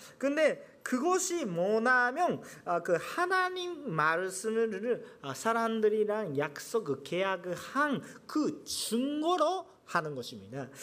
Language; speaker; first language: Korean; non-native, fluent; Japanese